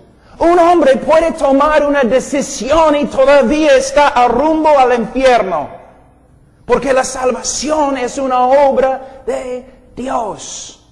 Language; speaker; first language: Spanish; non-native, fluent; English